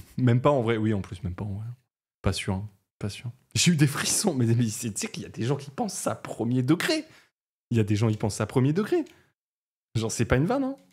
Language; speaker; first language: French; native; French